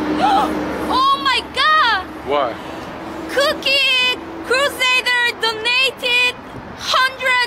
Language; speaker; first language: English; non-native, learner; Korean